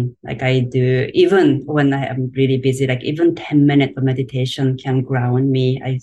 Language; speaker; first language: English; non-native, fluent; Japanese